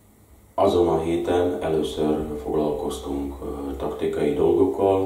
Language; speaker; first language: Hungarian; non-native, fluent; Slovak